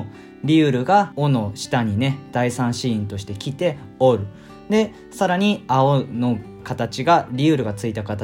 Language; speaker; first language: Japanese; native; Japanese